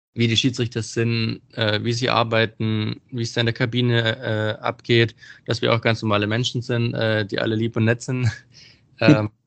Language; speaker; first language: German; native; German